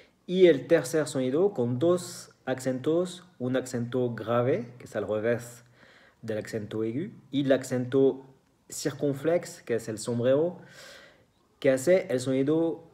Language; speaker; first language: Spanish; non-native, fluent; French